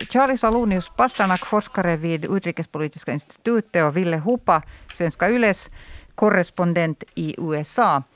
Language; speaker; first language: Swedish; native; Swedish